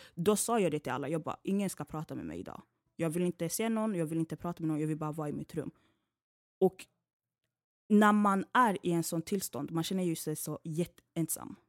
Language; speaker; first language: Swedish; early bilingual, other home language; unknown